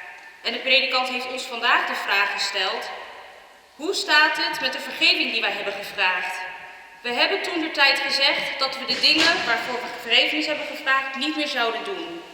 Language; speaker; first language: Dutch; early bilingual, other home language; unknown